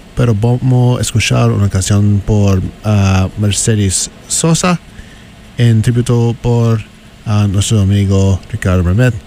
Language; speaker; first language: Spanish; non-native, learner; English